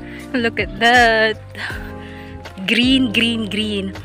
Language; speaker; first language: English; non-native, local second language; Cebuano